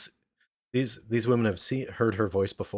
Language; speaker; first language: English; native; English